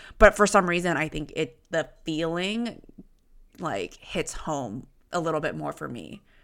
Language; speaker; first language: English; early bilingual, other home language; Chinese